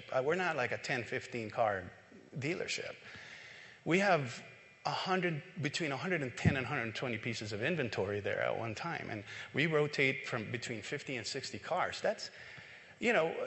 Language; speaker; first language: English; non-native, local second language; Filipino